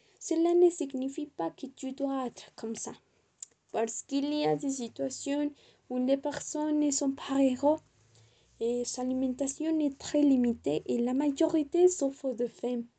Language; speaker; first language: French; non-native, learner; Spanish